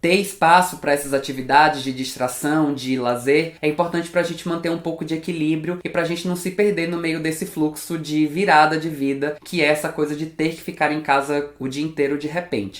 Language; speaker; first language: Portuguese; native; Portuguese